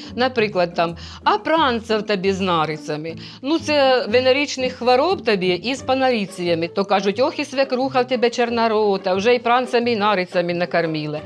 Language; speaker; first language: Ukrainian; native; Ukrainian